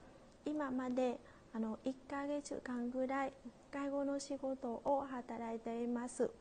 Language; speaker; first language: Japanese; non-native, learner; Vietnamese